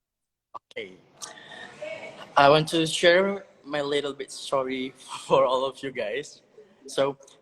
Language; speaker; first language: English; non-native, learner; Indonesian